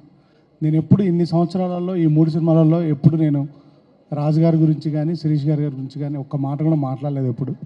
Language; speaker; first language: Telugu; native; Telugu